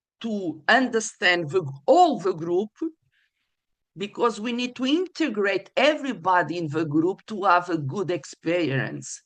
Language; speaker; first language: English; non-native, fluent; Portuguese